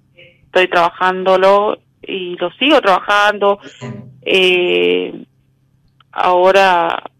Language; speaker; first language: Spanish; native; Spanish